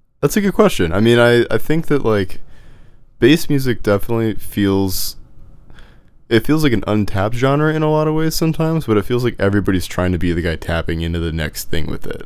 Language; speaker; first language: English; native; English